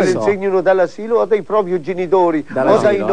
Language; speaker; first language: Italian; non-native, local second language; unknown